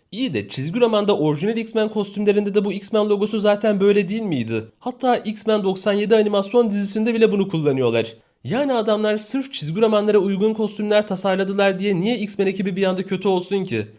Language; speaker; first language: Turkish; native; Turkish